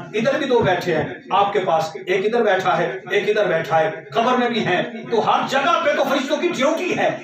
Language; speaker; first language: Urdu; non-native, local second language; Punjabi